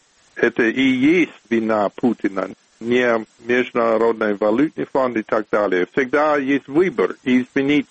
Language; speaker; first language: Russian; non-native, fluent; English